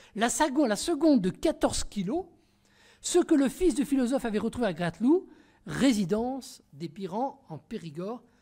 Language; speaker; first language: French; native; French